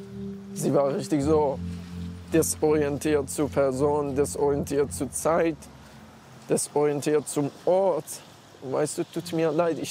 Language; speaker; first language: German; non-native, learner; Persian